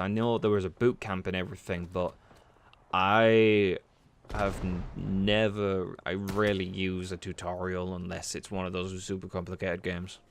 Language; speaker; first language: English; native; English